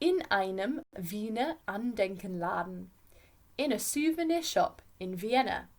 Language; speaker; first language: German; non-native, fluent; English